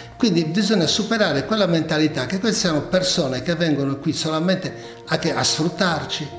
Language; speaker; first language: Italian; native; Italian